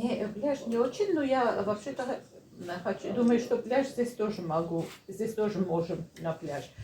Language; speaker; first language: Russian; non-native, fluent; Armenian